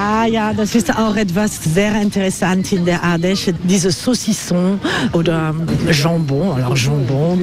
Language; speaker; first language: German; non-native, fluent; French